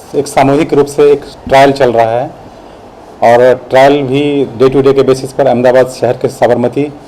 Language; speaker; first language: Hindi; non-native, local second language; Gujarati